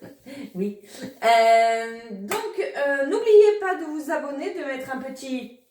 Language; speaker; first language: French; native; French